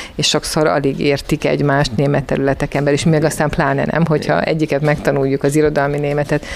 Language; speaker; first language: Hungarian; native; Hungarian